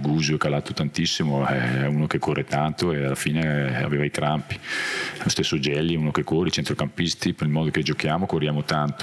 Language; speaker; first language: Italian; native; Italian